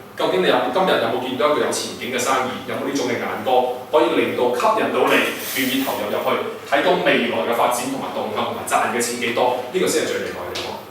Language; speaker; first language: Cantonese; early bilingual, heritage; Cantonese